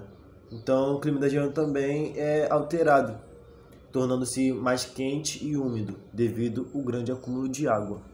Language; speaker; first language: Portuguese; native; Portuguese